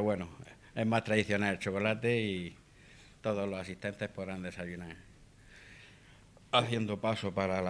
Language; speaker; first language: Spanish; native; Spanish